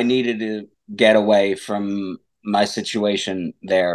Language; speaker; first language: English; non-native, fluent; Portuguese